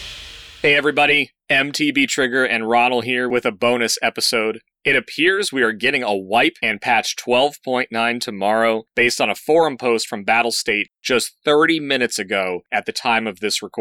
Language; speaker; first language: English; native; English